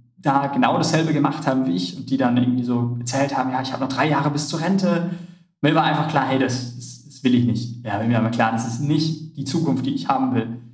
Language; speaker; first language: German; native; German